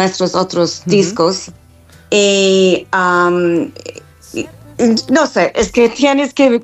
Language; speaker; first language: Spanish; non-native, fluent; English